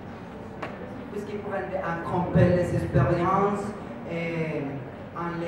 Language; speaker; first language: French; non-native, learner; Spanish